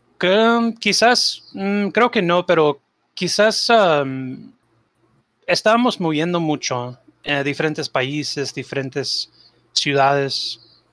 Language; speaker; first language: Spanish; early bilingual, heritage; Spanish